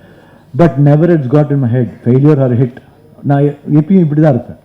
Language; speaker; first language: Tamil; non-native, local second language; Kannada